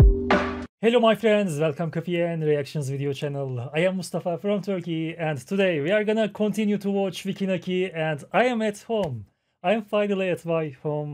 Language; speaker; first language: English; non-native, learner; Turkish